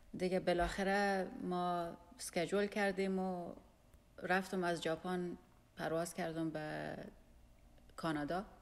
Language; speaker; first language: Persian; non-native, local second language; Pashto